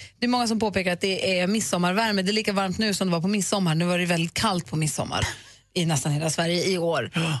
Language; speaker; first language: Swedish; native; Swedish